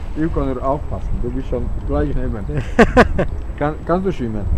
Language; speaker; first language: German; non-native, learner; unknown